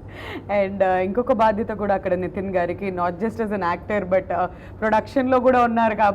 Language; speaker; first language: Telugu; native; Telugu